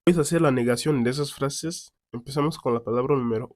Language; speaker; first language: Spanish; non-native, fluent; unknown